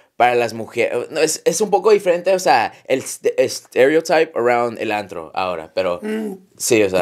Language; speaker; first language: Spanish; early bilingual, heritage; Spanish